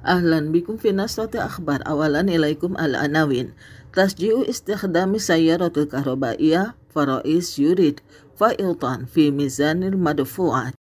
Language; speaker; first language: Arabic; non-native, fluent; Indonesian